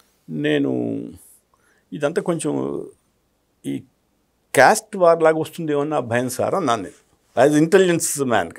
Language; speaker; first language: Telugu; native; Telugu